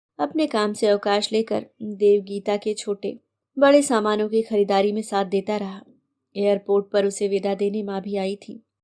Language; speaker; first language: Hindi; native; Hindi